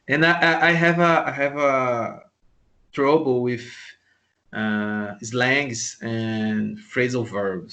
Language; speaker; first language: English; non-native, learner; Portuguese